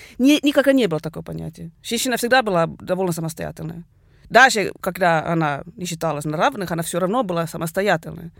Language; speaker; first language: Russian; non-native, fluent; Swedish